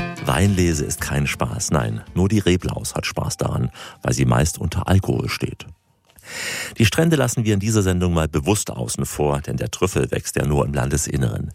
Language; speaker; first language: German; native; German